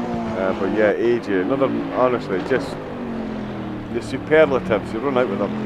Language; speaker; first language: English; native; English